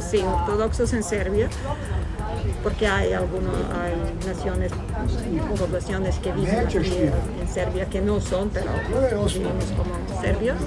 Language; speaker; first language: Spanish; non-native, fluent; Serbian